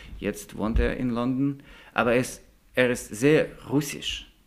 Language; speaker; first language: German; non-native, learner; Russian